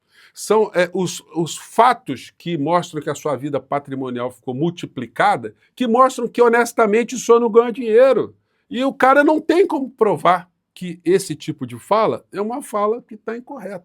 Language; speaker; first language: Portuguese; native; Portuguese